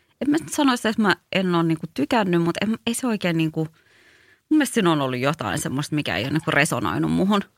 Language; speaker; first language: Finnish; early bilingual, other home language; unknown